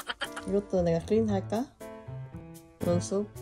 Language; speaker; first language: Korean; non-native, learner; Filipino